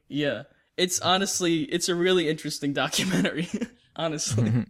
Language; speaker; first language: English; native; English